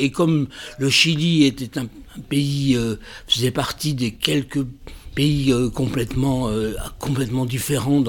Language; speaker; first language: French; native; French